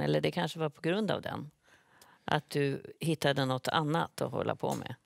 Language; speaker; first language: Swedish; native; Swedish